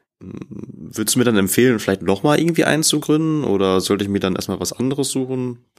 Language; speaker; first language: German; native; German